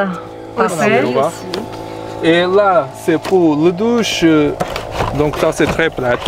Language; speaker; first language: French; non-native, learner; Portuguese